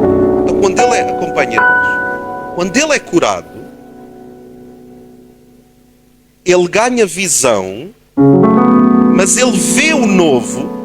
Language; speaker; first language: Portuguese; native; Portuguese